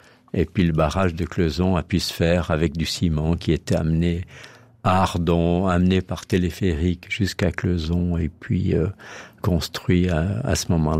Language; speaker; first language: French; native; French